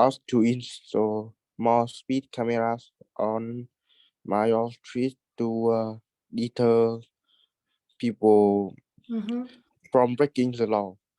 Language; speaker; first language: English; non-native, learner; Vietnamese